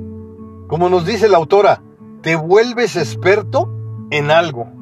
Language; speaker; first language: Spanish; native; Spanish